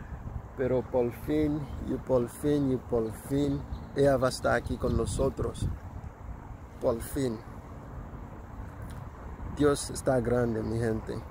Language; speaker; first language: Spanish; non-native, local second language; Haitian Creole